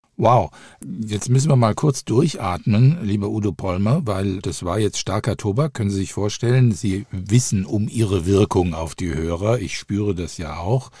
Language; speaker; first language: German; native; German